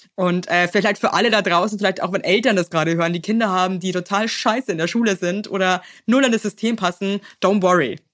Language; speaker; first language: German; native; German